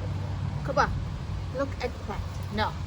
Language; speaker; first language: English; non-native, learner; Thai